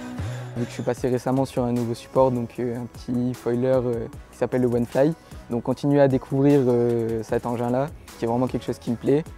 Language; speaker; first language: French; native; French